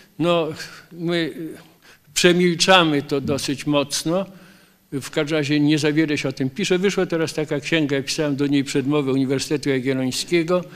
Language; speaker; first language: Polish; native; Polish